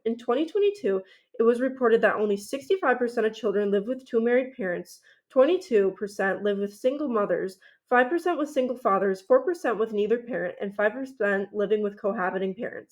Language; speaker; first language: English; native; English